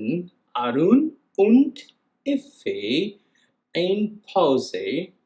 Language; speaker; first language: German; non-native, fluent; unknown